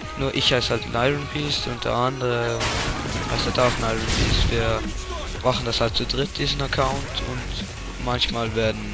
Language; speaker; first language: German; native; German